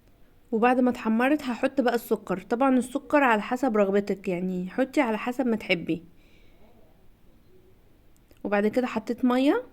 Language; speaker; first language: Arabic; native; Arabic